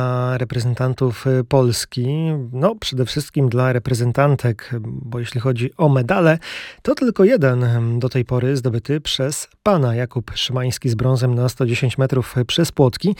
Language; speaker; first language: Polish; native; Polish